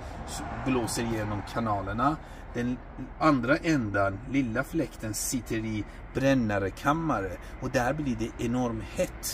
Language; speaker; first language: Swedish; non-native, fluent; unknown